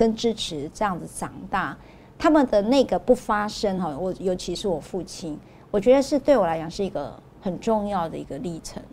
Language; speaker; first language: Chinese; non-native, local second language; Min Nan Chinese